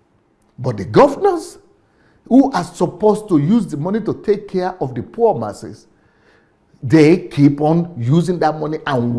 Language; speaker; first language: English; non-native, local second language; Yoruba